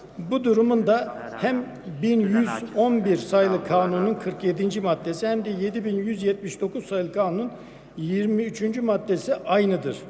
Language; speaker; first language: Turkish; non-native, local second language; Kurdish